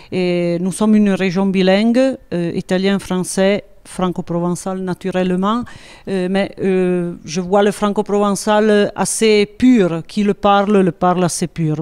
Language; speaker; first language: French; non-native, local second language; Italian